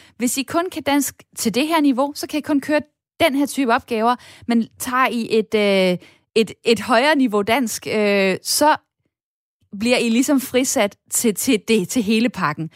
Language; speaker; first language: Danish; native; Danish